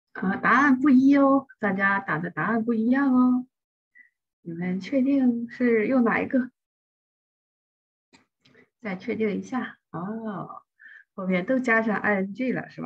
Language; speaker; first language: Chinese; native; Chinese